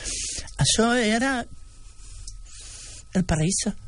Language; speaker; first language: Catalan; non-native, fluent; Bosnian